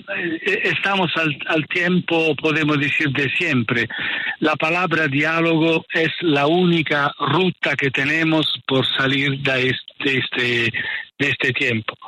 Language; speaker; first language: Spanish; non-native, fluent; Italian